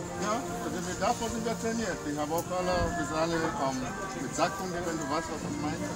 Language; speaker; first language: German; non-native, fluent; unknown